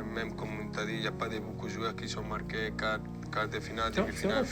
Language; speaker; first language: French; non-native, fluent; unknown